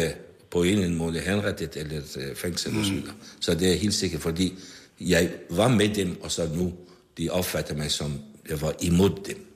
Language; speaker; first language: Danish; non-native, fluent; Persian